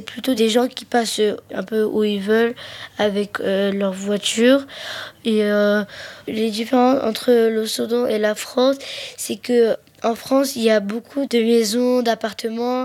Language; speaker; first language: French; early bilingual, other home language; Arabic